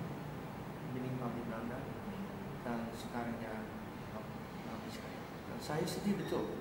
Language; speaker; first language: Indonesian; early bilingual, heritage; Dutch